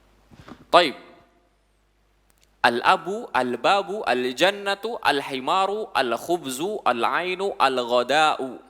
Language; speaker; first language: Arabic; non-native, fluent; Indonesian